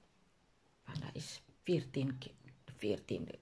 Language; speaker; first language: Dutch; non-native, learner; Indonesian